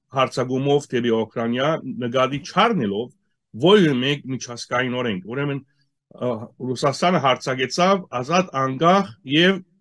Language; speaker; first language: Armenian; early bilingual, heritage; Armenian